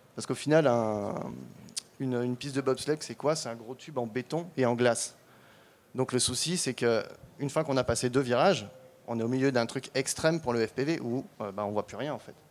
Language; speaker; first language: French; native; French